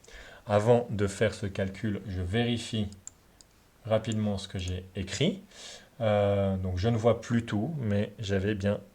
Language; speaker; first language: French; native; French